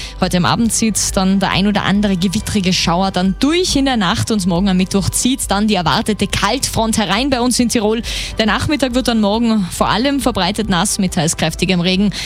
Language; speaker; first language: German; native; German